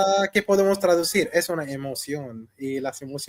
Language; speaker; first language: Spanish; non-native, fluent; Hindi